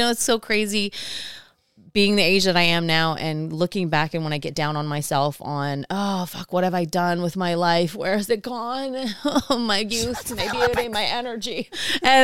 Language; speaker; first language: English; non-native, fluent; Samoan